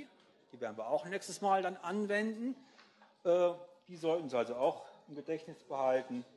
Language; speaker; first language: German; native; German